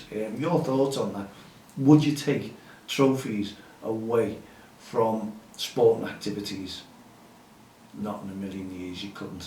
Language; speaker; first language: English; native; English